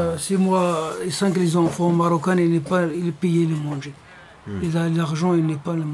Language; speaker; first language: French; non-native, learner; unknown